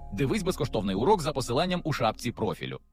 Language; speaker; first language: Ukrainian; native; Ukrainian